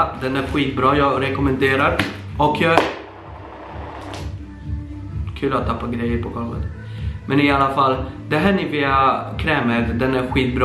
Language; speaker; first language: Swedish; early bilingual, other home language; Polish